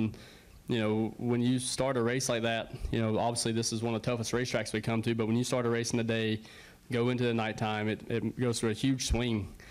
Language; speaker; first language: English; native; English